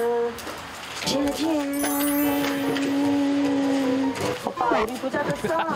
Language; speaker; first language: Korean; non-native, learner; English